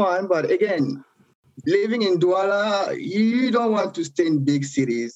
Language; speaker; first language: English; non-native, local second language; French